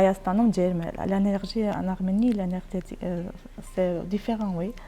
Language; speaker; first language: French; non-native, learner; Armenian